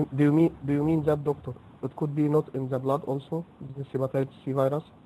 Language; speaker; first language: English; non-native, fluent; Arabic